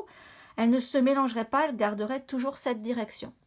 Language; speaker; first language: French; native; French